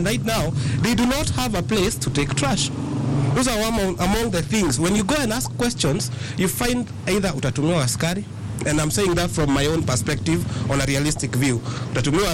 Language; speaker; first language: English; non-native, local second language; Kikuyu